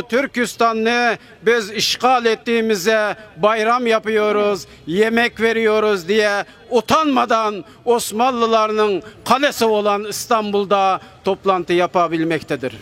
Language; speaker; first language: Turkish; non-native, fluent; Uyghur